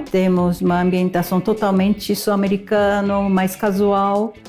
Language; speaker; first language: Portuguese; non-native, fluent; Japanese